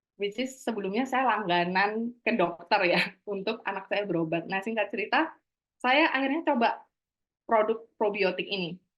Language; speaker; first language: Indonesian; native; Indonesian